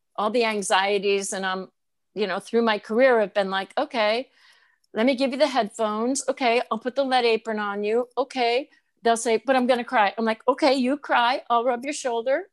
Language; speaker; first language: English; native; English